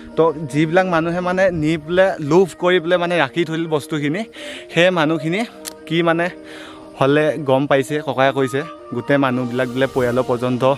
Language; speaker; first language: Assamese; native; Assamese